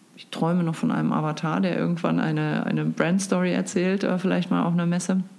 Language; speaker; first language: German; native; German